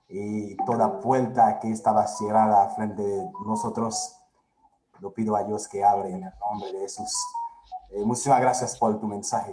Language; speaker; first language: Spanish; non-native, fluent; Haitian Creole